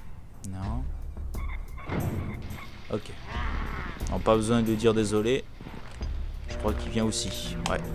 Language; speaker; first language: French; native; French